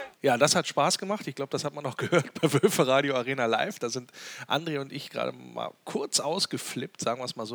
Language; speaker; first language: German; native; German